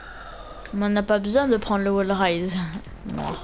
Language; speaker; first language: French; native; French